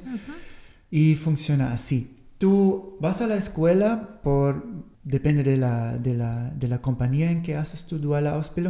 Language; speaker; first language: Spanish; non-native, fluent; German